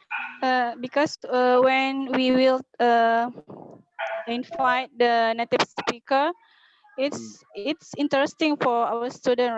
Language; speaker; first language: English; non-native, learner; Indonesian